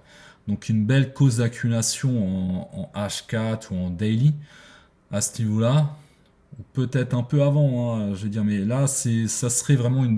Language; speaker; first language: French; native; French